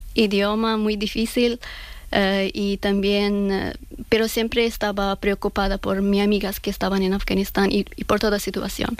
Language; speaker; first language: Spanish; non-native, fluent; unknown